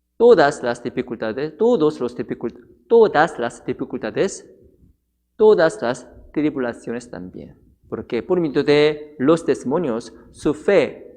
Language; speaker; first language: Spanish; non-native, fluent; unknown